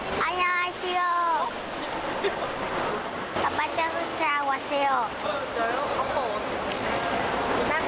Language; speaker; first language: Korean; non-native, learner; Vietnamese